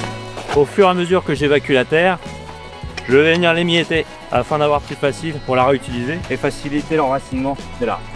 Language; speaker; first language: French; native; French